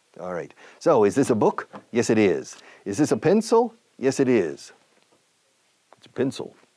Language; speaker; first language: English; native; English